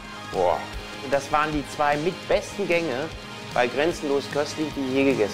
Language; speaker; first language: German; native; German